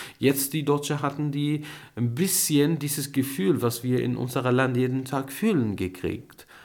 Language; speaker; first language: German; non-native, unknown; Arabic